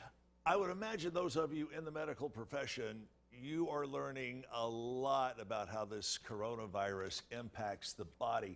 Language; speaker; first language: English; native; English